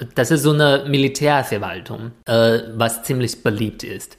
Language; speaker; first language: German; non-native, fluent; Chinese